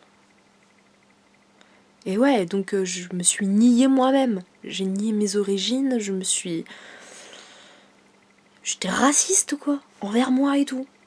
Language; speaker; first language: French; native; French